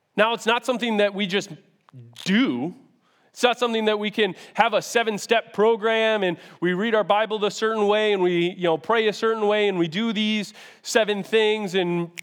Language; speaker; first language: English; native; English